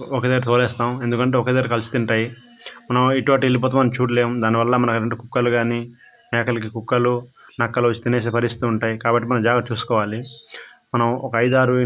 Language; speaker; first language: Telugu; non-native, local second language; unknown